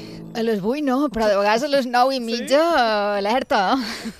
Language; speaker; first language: Catalan; native; Catalan